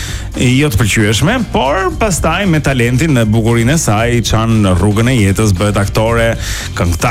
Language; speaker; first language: Albanian; native; Albanian